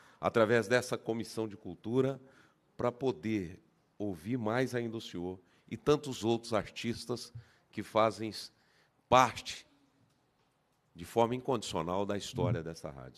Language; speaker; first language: Portuguese; native; Portuguese